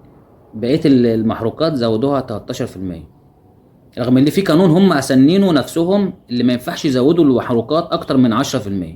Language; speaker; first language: Arabic; native; Arabic